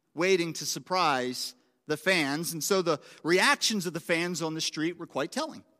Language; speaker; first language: English; native; English